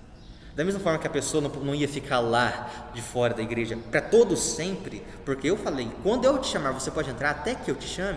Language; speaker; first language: Portuguese; native; Portuguese